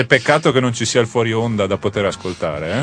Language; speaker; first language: Italian; native; Italian